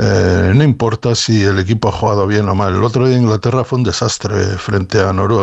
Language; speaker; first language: Spanish; native; Spanish